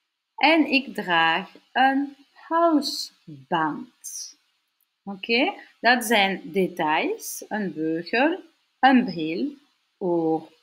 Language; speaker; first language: Dutch; non-native, local second language; French